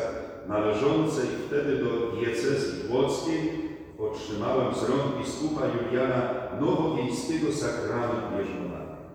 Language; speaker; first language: Polish; native; Polish